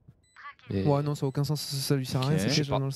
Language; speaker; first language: French; native; French